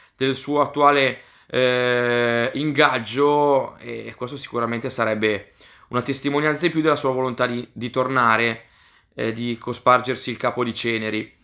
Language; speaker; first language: Italian; native; Italian